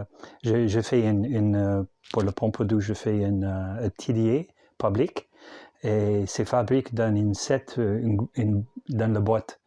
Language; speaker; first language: French; non-native, learner; English